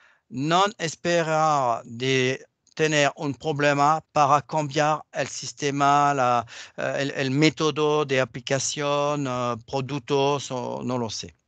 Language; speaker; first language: Spanish; non-native, learner; French